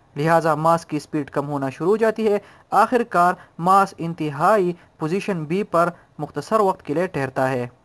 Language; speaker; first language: Urdu; non-native, local second language; Pashto